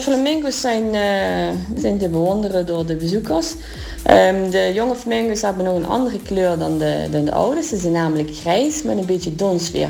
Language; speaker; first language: Dutch; native; Dutch